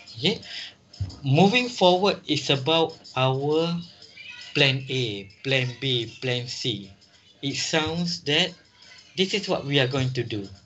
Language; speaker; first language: English; non-native, local second language; Malay